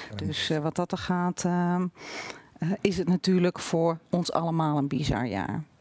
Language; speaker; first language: Dutch; native; Dutch